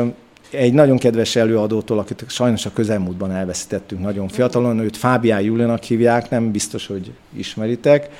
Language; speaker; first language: Hungarian; native; Hungarian